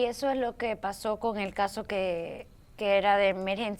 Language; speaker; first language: Spanish; early bilingual, heritage; Spanish